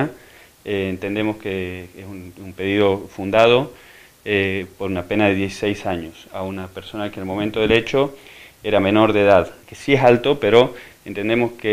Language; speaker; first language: Spanish; native; Spanish